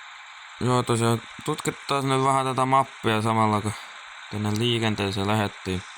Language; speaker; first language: Finnish; native; Finnish